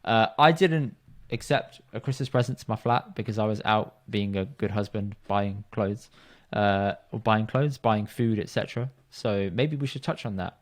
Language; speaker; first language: English; early bilingual, other home language; Punjabi